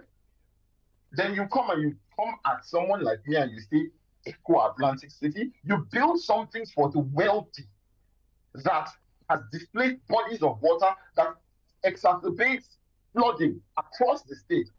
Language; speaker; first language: English; non-native, local second language; Yoruba